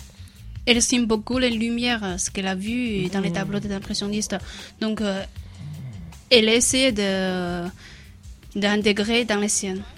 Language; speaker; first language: French; non-native, learner; Chinese